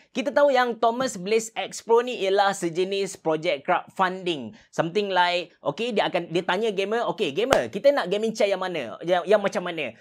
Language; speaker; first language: Malay; native; Malay